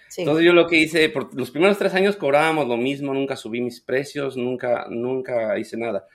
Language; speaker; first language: Spanish; native; Spanish